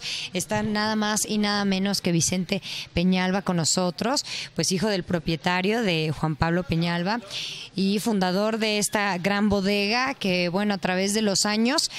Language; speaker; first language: Spanish; native; Spanish